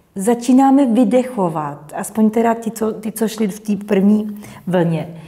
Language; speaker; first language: Czech; native; Czech